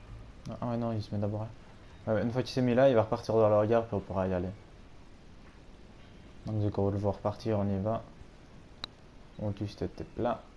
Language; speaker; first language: French; native; French